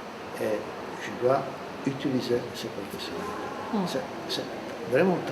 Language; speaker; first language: French; non-native, fluent; Czech